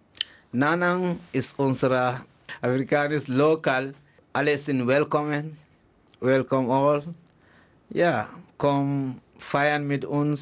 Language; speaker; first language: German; non-native, learner; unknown